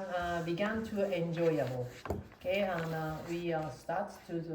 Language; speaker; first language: English; non-native, learner; Japanese